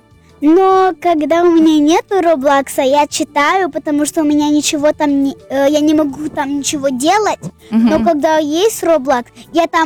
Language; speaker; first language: Russian; early bilingual, heritage; Russian